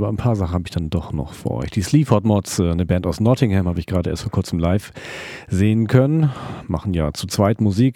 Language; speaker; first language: German; native; German